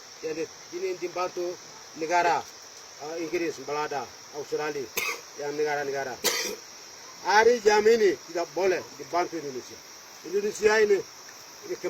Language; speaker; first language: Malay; non-native, local second language; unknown